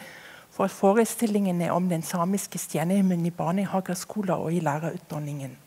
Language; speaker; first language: Norwegian; non-native, fluent; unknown